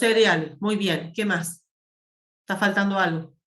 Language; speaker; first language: Spanish; native; Spanish